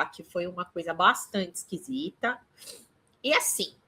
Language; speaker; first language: Portuguese; native; Portuguese